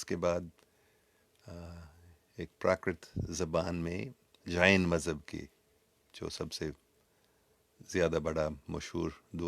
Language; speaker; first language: Hindi; non-native, local second language; English